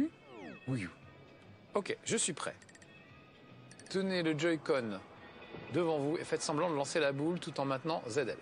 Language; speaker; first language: French; native; French